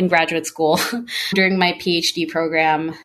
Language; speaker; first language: English; non-native, local second language; Filipino